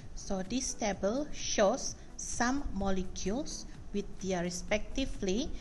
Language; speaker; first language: English; non-native, local second language; Malay